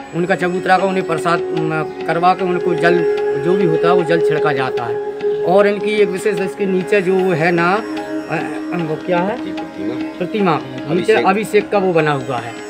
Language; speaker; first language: Hindi; native; Hindi